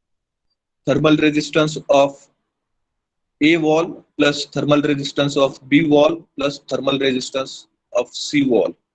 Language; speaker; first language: English; non-native, local second language; Hindi